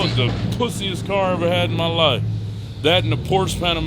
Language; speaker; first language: English; native; English